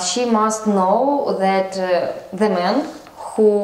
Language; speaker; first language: English; non-native, learner; Russian